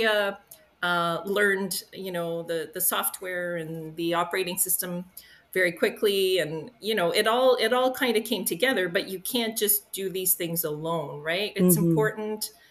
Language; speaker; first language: English; native; English